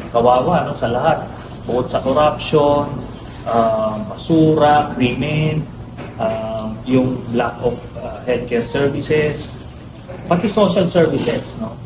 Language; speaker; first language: Filipino; native; Filipino